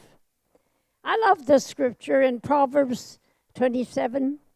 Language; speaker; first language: English; native; English